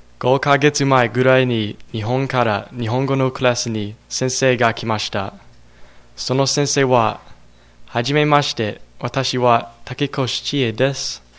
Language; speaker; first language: Japanese; non-native, learner; English